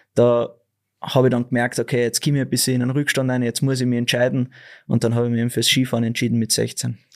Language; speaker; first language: German; early bilingual, other home language; Dutch